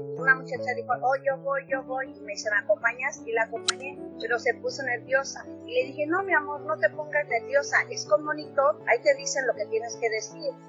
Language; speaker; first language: Spanish; native; Spanish